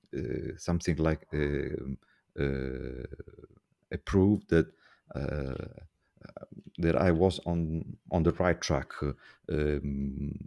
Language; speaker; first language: English; non-native, fluent; Italian